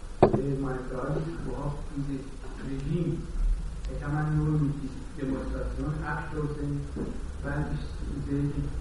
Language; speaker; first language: German; non-native, learner; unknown